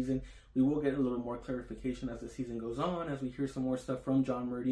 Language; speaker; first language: English; native; English